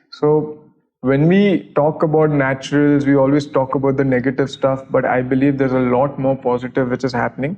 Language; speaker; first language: English; non-native, local second language; Gujarati